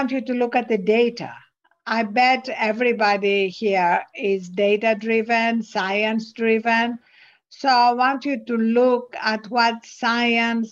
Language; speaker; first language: English; non-native, fluent; Greek